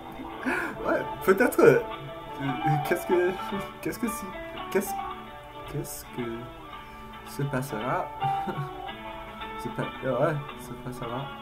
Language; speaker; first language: French; non-native, learner; English